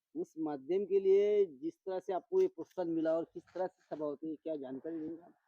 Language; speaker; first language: Hindi; non-native, local second language; Marathi